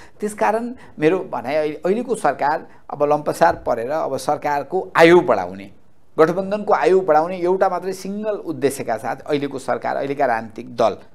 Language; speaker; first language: Nepali; native; Nepali